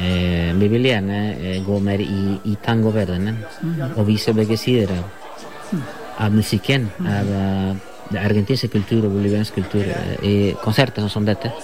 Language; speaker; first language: Norwegian; non-native, fluent; Spanish